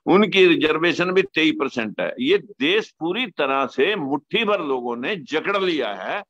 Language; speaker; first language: Hindi; native; Hindi